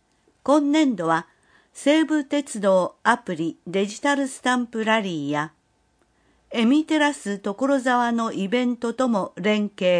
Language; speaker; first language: Japanese; native; Japanese